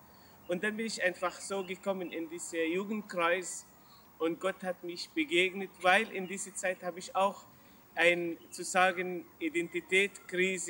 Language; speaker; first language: German; non-native, learner; Arabic